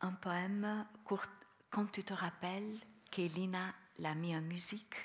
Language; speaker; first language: French; non-native, fluent; Albanian